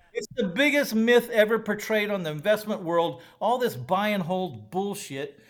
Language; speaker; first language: English; native; English